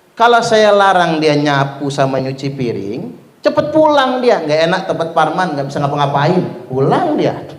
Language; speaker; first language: Indonesian; non-native, local second language; Malay